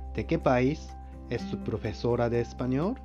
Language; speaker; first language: Spanish; non-native, fluent; Japanese